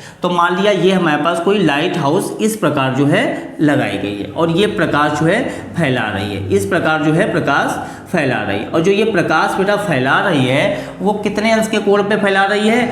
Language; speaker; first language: Hindi; native; Hindi